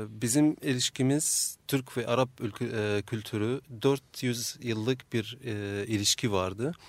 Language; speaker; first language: Turkish; non-native, fluent; Arabic